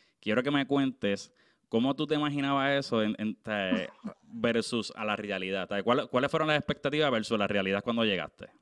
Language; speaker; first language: Spanish; native; Spanish